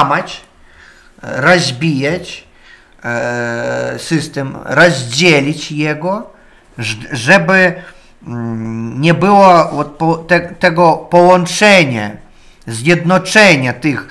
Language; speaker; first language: Polish; non-native, learner; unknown